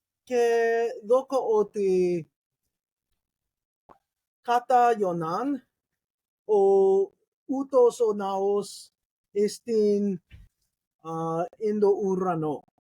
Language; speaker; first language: Greek; non-native, learner; English